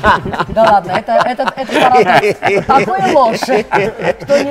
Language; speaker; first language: Russian; non-native, local second language; Armenian